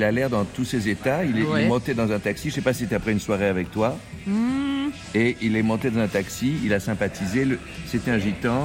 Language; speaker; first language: French; native; French